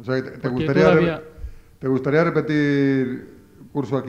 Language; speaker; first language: Spanish; native; Spanish